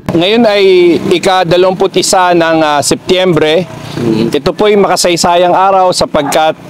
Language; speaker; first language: Filipino; native; Filipino